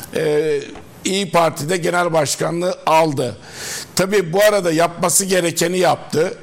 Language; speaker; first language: Turkish; native; Turkish